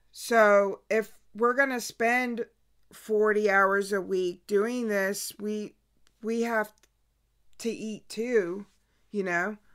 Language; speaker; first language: English; native; English